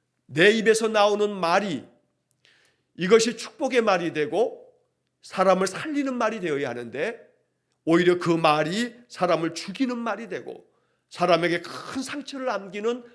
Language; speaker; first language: Korean; native; Korean